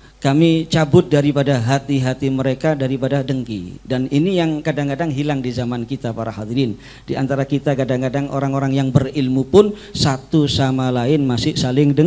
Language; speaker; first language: Indonesian; native; Indonesian